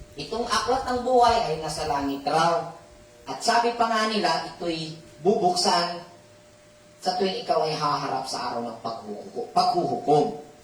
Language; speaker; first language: Filipino; non-native, local second language; Cebuano